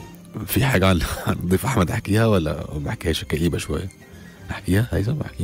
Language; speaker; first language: Arabic; native; Arabic